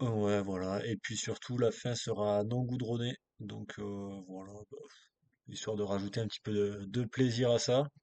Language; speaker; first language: French; native; French